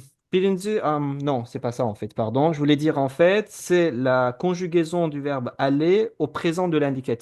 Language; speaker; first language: French; non-native, fluent; Azerbaijani